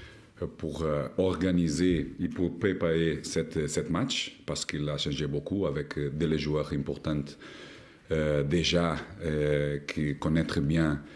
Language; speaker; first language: French; non-native, learner; Portuguese